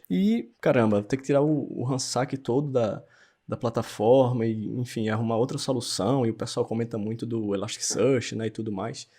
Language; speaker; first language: Portuguese; native; Portuguese